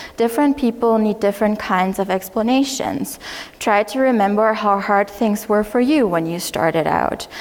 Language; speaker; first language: English; non-native, fluent; German